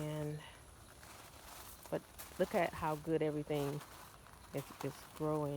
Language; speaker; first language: English; native; English